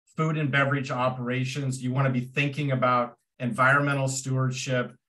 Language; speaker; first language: English; native; English